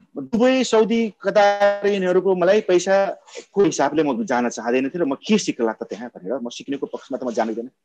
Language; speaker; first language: Nepali; non-native, local second language; Maithili